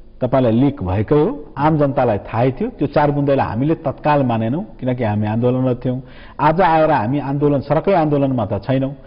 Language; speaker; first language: Nepali; non-native, local second language; Maithili